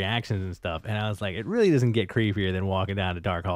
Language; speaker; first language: English; native; English